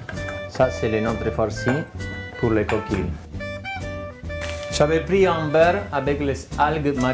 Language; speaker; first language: French; non-native, fluent; Spanish